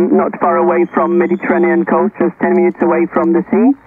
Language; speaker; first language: English; non-native, fluent; French